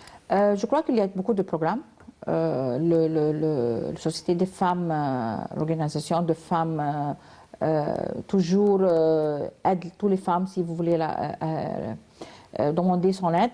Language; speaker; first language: French; non-native, learner; Arabic